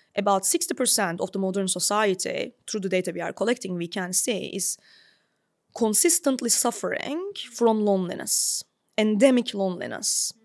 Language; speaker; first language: English; non-native, fluent; Turkish